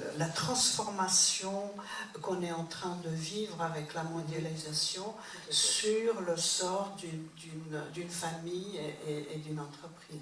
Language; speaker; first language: French; non-native, fluent; Czech